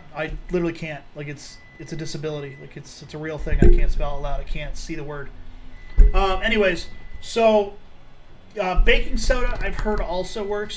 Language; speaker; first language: English; native; English